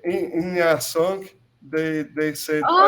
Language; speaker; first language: English; non-native, learner; Portuguese